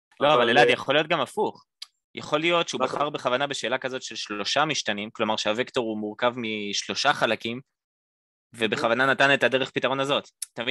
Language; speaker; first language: Hebrew; native; Hebrew